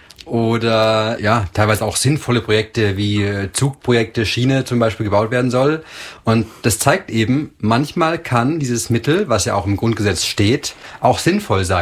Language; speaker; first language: German; native; German